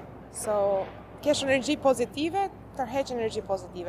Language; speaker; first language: Albanian; native; Albanian